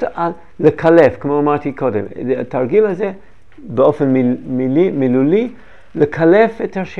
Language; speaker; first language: Hebrew; non-native, learner; English